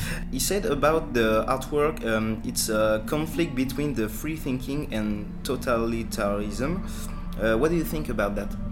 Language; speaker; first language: English; non-native, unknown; French